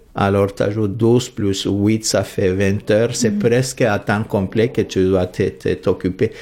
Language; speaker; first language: French; non-native, fluent; Spanish